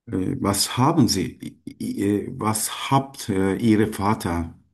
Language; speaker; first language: German; non-native, learner; Turkish